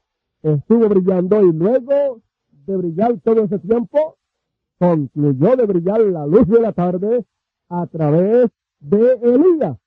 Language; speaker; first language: Spanish; native; Spanish